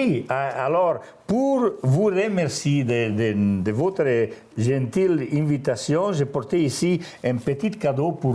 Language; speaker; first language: French; non-native, fluent; Italian